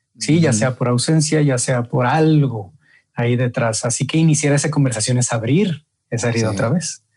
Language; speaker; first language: Spanish; native; Spanish